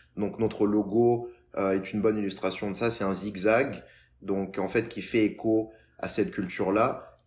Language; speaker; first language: French; non-native, local second language; Lingala